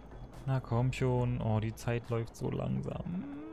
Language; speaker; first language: German; native; German